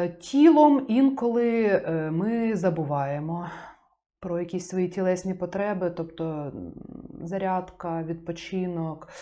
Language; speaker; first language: Ukrainian; native; Ukrainian